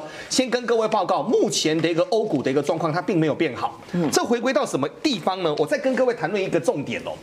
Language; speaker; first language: Chinese; native; Chinese